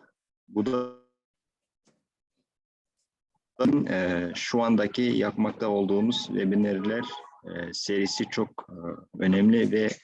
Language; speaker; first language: Turkish; non-native, fluent; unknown